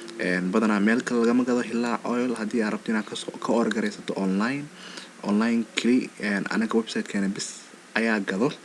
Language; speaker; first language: Somali; early bilingual, heritage; Somali